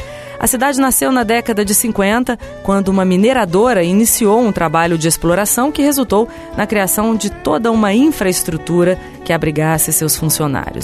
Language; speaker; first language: Portuguese; native; Portuguese